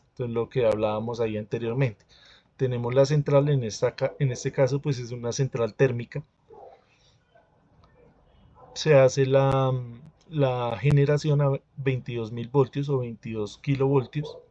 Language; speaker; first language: Spanish; native; Spanish